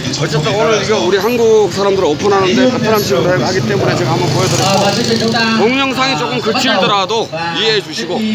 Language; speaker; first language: Korean; native; Korean